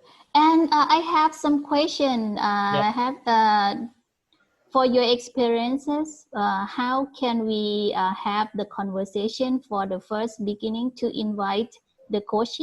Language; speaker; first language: English; non-native, learner; Thai